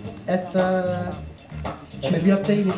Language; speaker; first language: Russian; early bilingual, heritage; English